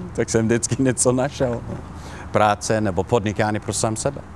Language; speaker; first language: Czech; non-native, learner; Italian